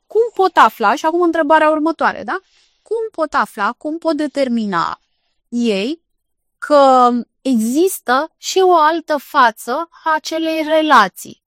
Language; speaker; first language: Romanian; native; Romanian